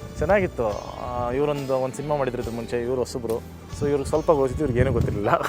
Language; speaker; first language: Kannada; native; Kannada